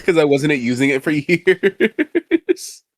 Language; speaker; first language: English; native; English